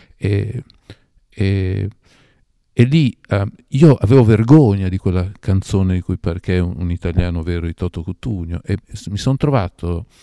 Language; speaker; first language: Italian; native; Italian